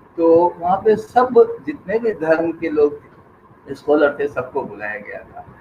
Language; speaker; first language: Urdu; non-native, local second language; Sindhi